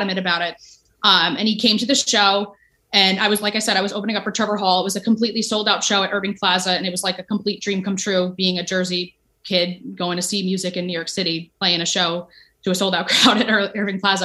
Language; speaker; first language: English; native; English